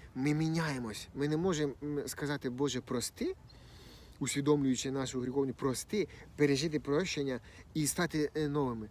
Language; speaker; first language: Ukrainian; non-native, local second language; Russian